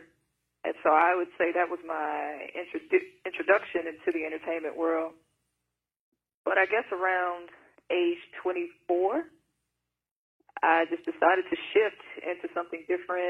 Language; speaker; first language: English; native; English